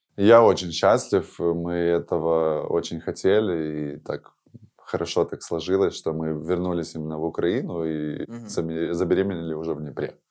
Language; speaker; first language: Russian; native; Russian